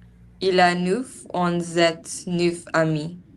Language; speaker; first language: French; non-native, learner; English